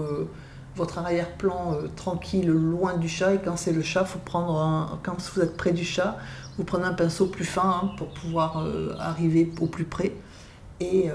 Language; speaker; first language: French; native; French